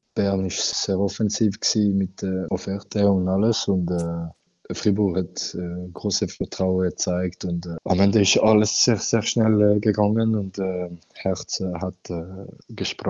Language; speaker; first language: German; non-native, local second language; French